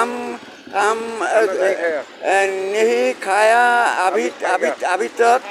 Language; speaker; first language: Hindi; non-native, learner; Bangla